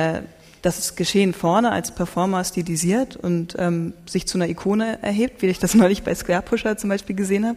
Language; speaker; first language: German; native; German